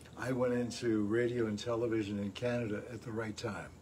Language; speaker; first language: English; native; English